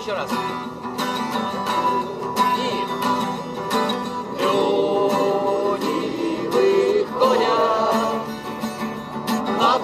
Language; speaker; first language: Russian; native; Russian